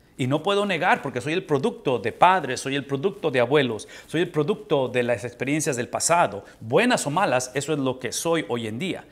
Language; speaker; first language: Spanish; native; Spanish